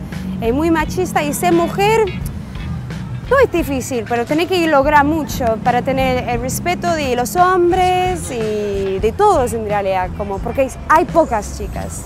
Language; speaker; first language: Spanish; non-native, fluent; English